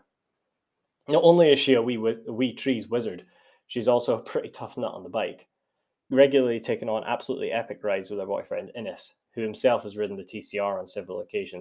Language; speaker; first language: English; native; English